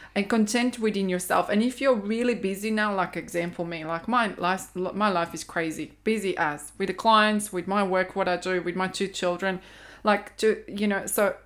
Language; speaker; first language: English; non-native, fluent; Croatian